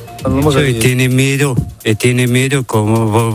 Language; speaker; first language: Spanish; non-native, learner; Arabic